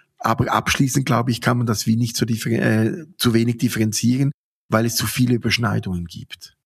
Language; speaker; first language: German; native; German